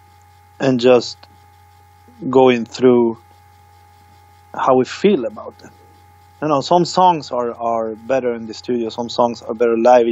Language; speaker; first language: English; non-native, fluent; Swedish